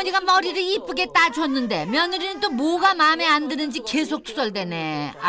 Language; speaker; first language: Korean; native; Korean